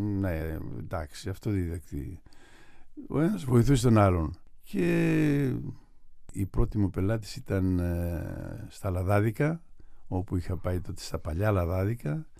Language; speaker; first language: Greek; native; Greek